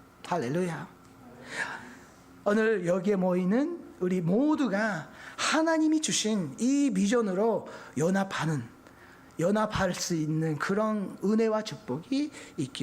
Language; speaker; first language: Korean; non-native, fluent; Japanese